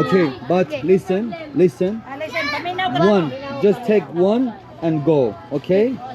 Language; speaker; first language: English; non-native, learner; Turkish